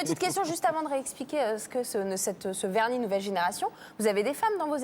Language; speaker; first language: French; native; French